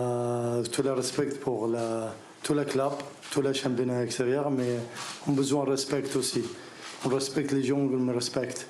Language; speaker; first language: French; non-native, learner; Arabic